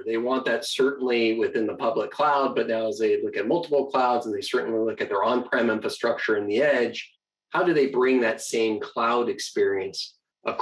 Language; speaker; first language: English; native; English